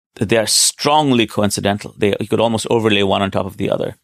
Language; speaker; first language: English; non-native, local second language; Hindi